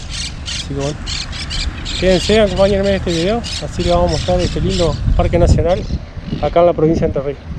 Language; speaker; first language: Spanish; native; Spanish